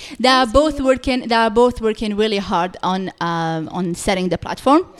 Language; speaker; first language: English; non-native, fluent; Arabic